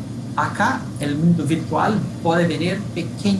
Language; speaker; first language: Spanish; non-native, fluent; Portuguese